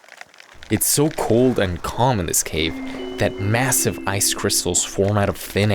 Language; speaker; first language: English; native; English